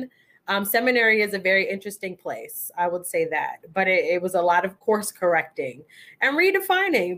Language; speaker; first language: English; native; English